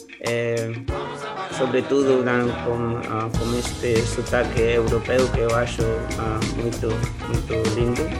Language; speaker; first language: Portuguese; non-native, learner; Spanish